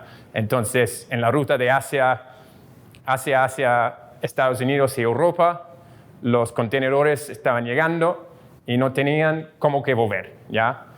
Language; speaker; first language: Spanish; non-native, fluent; English